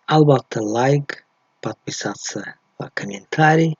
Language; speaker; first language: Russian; non-native, fluent; Tajik